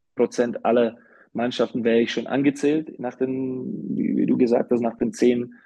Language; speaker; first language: German; non-native, fluent; Slovak